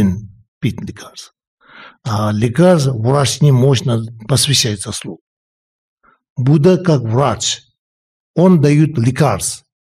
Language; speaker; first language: Russian; non-native, learner; Tibetan